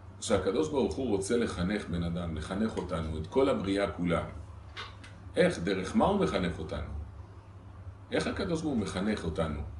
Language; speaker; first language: Hebrew; native; Hebrew